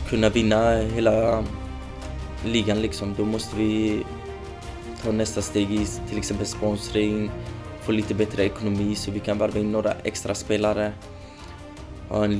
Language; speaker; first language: Swedish; early bilingual, other home language; Kurdish